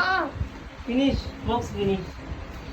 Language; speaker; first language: English; non-native, learner; Malayalam